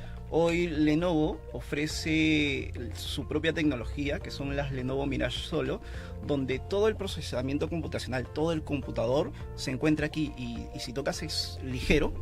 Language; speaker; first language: Spanish; native; Spanish